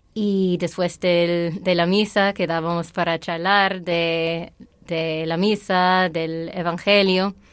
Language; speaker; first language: Spanish; non-native, fluent; English